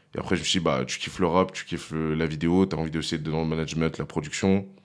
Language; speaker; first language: French; native; French